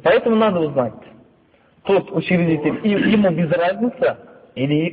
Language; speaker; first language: Russian; non-native, fluent; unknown